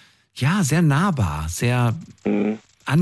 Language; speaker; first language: German; native; German